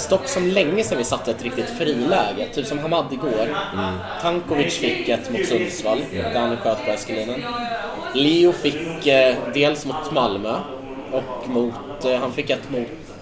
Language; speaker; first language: Swedish; native; Swedish